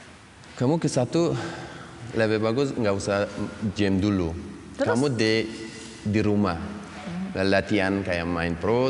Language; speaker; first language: Indonesian; non-native, learner; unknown